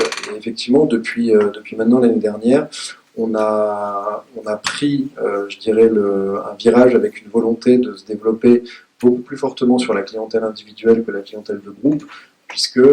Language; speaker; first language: French; native; French